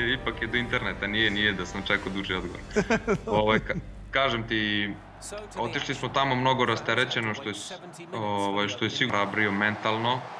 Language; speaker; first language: Serbian; early bilingual, heritage; Serbian